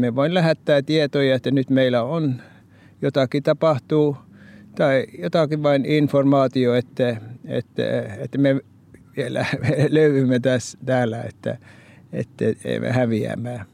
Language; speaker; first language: Finnish; early bilingual, heritage; Norwegian